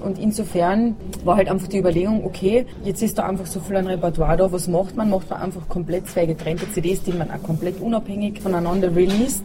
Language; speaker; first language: German; native; German